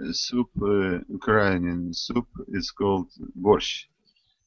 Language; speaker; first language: English; non-native, learner; Russian